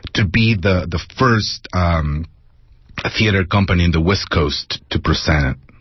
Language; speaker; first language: English; non-native, fluent; Spanish